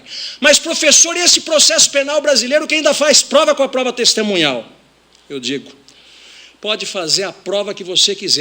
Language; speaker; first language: Portuguese; native; Portuguese